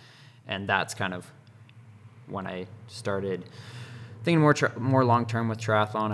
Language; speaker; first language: English; native; English